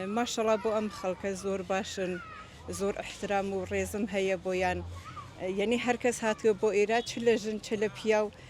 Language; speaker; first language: Central Kurdish; non-native, local second language; Southern Kurdish